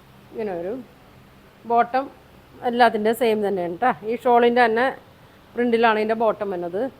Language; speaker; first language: Malayalam; native; Malayalam